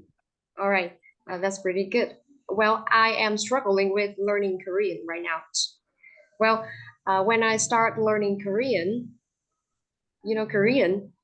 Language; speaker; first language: English; non-native, fluent; Vietnamese